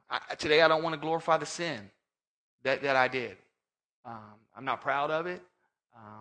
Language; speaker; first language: English; native; English